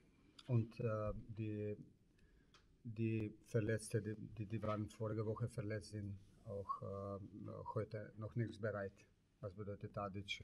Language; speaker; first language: German; non-native, learner; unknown